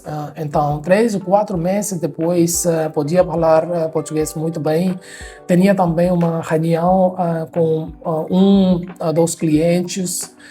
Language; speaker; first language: Portuguese; non-native, fluent; Haryanvi